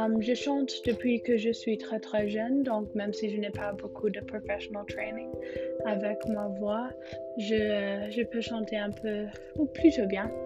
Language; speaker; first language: French; non-native, learner; English